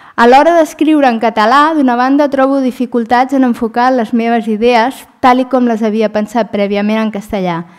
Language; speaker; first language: Catalan; native; Catalan